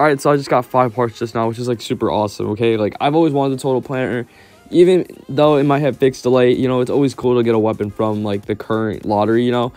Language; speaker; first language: English; native; English